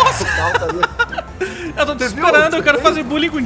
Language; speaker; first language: Portuguese; native; Portuguese